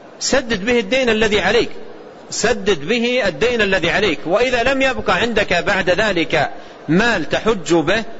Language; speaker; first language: Arabic; native; Arabic